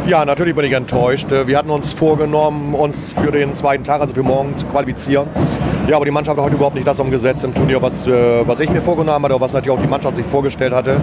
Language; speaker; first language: German; native; German